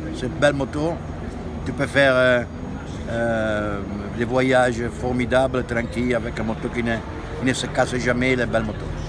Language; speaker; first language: French; non-native, fluent; Italian